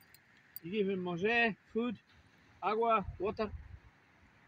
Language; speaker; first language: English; non-native, learner; Spanish